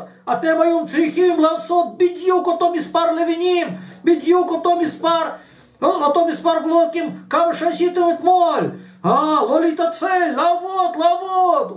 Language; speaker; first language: Hebrew; non-native, fluent; Russian